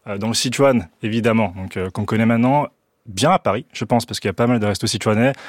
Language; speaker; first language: French; early bilingual, other home language; Wu Chinese